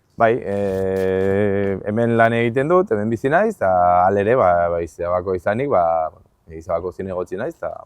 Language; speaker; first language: Basque; non-native, local second language; Spanish